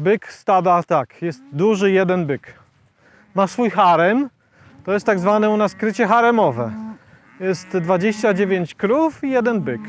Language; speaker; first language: Polish; native; Polish